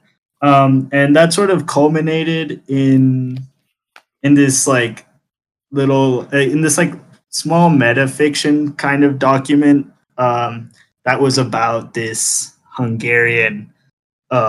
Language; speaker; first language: English; early bilingual, other home language; Spanish